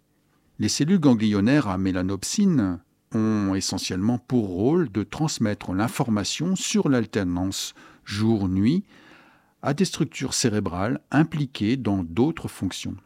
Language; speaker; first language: French; native; French